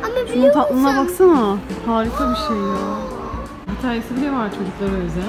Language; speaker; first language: Turkish; native; Turkish